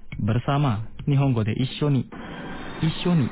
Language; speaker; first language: Japanese; non-native, fluent; Indonesian